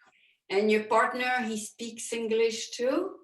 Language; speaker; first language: English; non-native, fluent; French